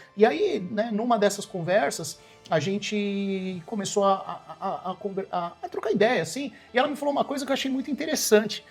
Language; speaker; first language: Portuguese; native; Portuguese